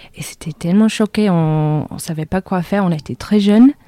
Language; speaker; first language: French; non-native, fluent; English